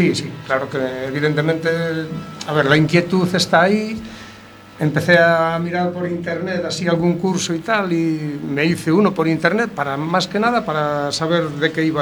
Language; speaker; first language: Spanish; native; Spanish